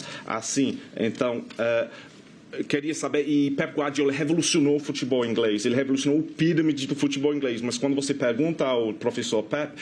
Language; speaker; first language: Portuguese; non-native, fluent; English